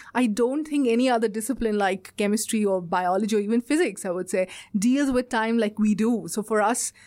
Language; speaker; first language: English; non-native, local second language; Bangla